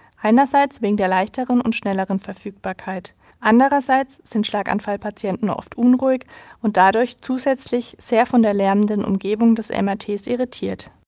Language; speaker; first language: German; native; German